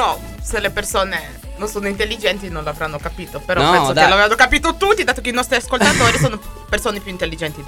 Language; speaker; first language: Italian; native; Italian